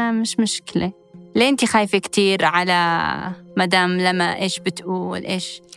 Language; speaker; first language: Arabic; native; Arabic